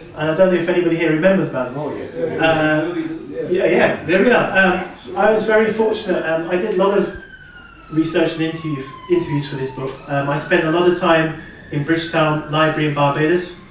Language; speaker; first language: English; native; English